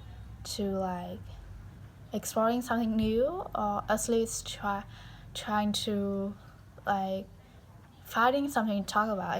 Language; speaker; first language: English; non-native, learner; Vietnamese